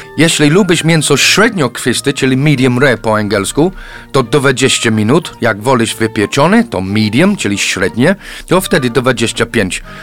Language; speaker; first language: Polish; non-native, fluent; English